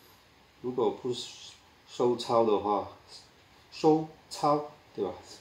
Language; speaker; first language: Chinese; non-native, local second language; Cantonese